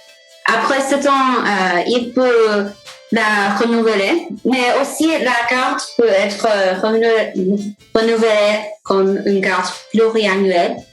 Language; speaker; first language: French; non-native, fluent; English